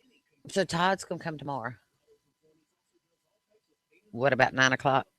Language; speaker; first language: English; native; English